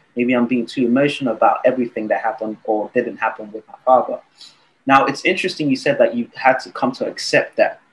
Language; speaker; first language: English; non-native, local second language; Yoruba